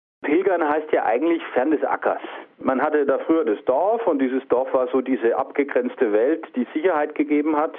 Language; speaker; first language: German; native; German